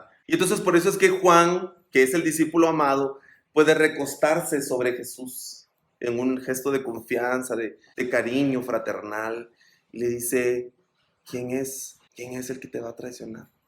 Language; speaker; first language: Spanish; native; Spanish